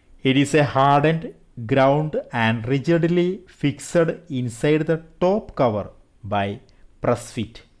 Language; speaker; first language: English; non-native, local second language; Malayalam